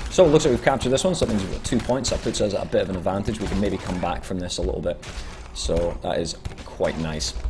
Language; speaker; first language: English; native; English